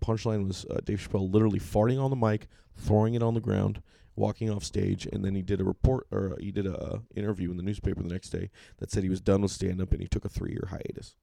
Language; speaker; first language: English; native; English